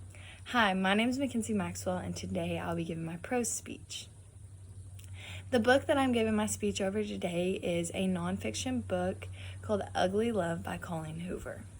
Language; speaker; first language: English; native; English